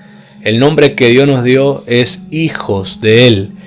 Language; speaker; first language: Spanish; native; Spanish